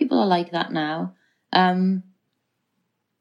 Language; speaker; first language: English; native; English